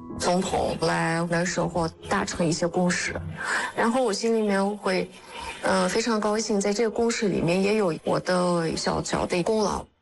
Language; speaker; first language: Chinese; non-native, fluent; Kyrgyz